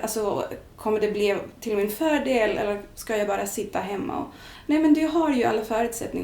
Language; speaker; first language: Swedish; non-native, fluent; Greek